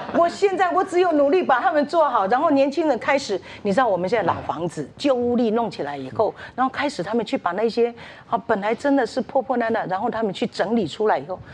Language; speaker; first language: Chinese; native; Chinese